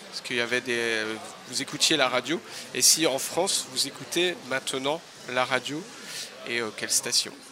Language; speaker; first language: French; native; French